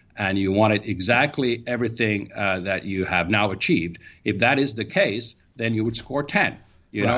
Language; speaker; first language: English; non-native, fluent; Finnish